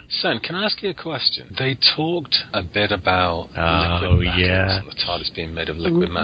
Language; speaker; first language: English; native; English